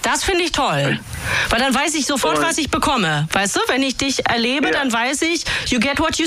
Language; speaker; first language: German; native; German